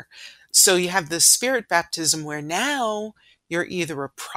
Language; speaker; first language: English; native; English